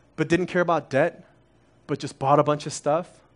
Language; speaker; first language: English; early bilingual, other home language; Korean